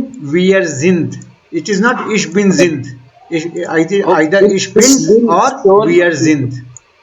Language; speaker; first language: German; non-native, fluent; Hindi